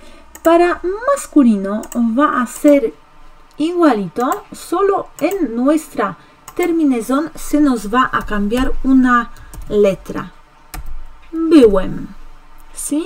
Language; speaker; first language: Spanish; non-native, fluent; Polish